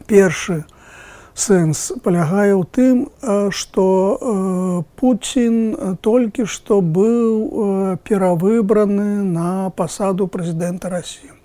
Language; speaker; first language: Belarusian; native; Belarusian